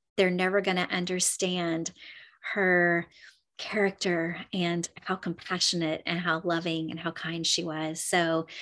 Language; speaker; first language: English; native; English